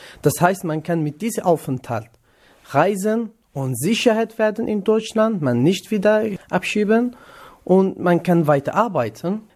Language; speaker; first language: German; non-native, learner; Kurdish